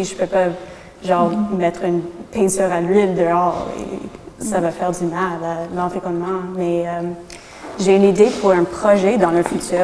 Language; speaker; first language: French; non-native, local second language; English